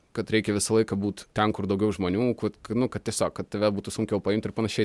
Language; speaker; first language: Lithuanian; early bilingual, other home language; Russian